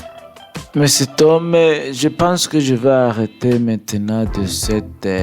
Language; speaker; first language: French; non-native, learner; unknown